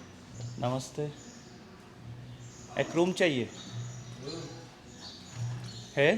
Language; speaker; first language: Hindi; non-native, learner; Bangla